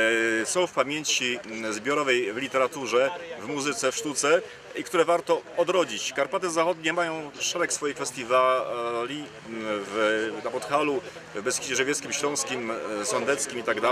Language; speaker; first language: Polish; native; Polish